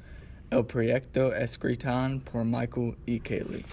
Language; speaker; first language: Spanish; non-native, learner; English